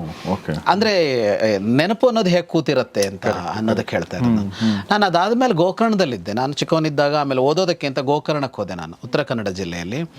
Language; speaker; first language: Kannada; native; Kannada